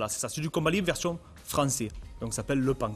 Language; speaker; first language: French; native; French